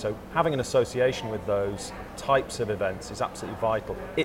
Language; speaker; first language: English; native; English